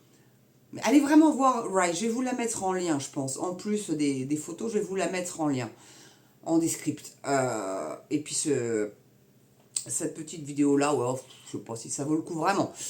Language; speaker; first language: French; native; French